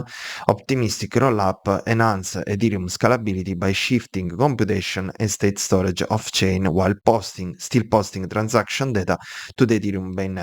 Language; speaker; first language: English; non-native, fluent; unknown